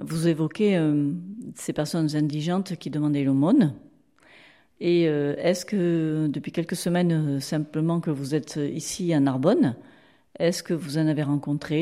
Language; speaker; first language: French; native; French